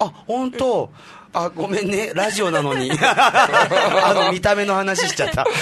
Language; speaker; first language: Japanese; native; Japanese